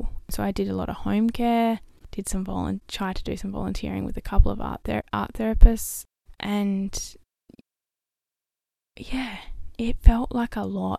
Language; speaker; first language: English; native; English